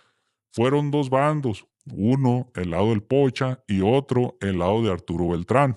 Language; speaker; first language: Spanish; native; Spanish